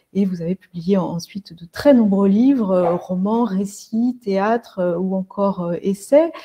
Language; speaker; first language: French; native; French